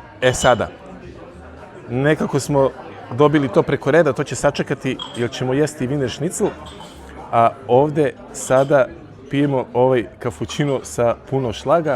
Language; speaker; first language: Serbian; native; Serbian